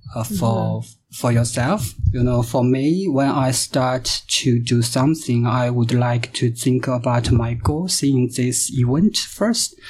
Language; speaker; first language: English; non-native, fluent; Chinese